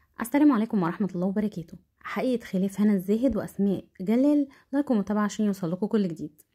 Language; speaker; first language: Arabic; native; Arabic